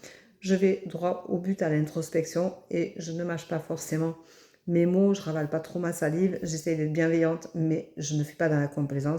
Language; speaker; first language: French; native; French